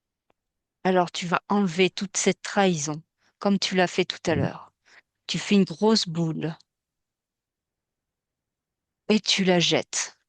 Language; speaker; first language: French; native; French